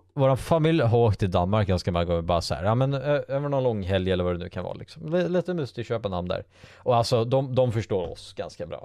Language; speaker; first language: Swedish; native; Swedish